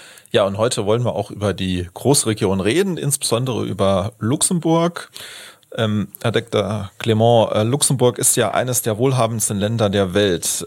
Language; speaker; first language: German; native; German